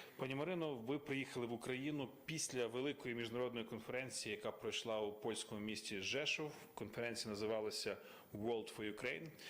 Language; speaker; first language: Ukrainian; native; Ukrainian